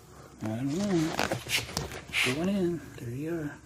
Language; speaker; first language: English; native; English